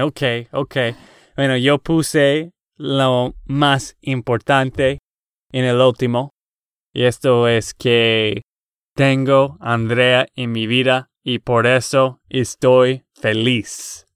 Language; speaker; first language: Spanish; non-native, fluent; English